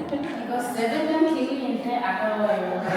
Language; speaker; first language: Korean; non-native, learner; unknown